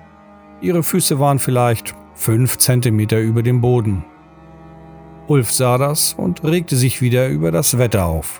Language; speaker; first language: German; native; German